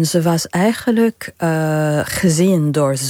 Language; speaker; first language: Dutch; non-native, fluent; Arabic